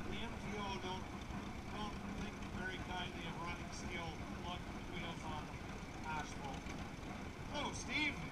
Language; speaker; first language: English; native; English